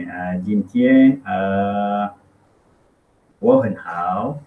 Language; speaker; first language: Chinese; non-native, learner; Malay